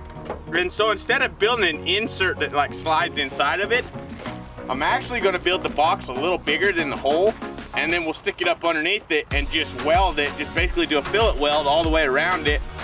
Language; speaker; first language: English; native; English